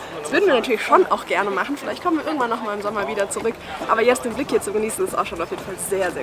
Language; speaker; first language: German; native; German